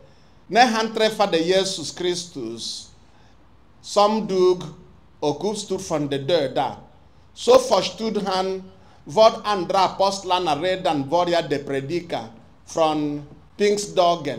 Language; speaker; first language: Swedish; non-native, fluent; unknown